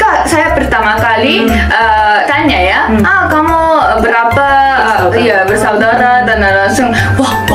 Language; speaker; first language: Indonesian; non-native, learner; Japanese